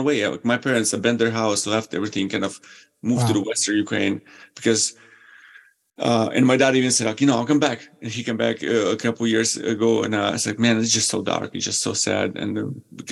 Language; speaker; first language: English; non-native, fluent; Ukrainian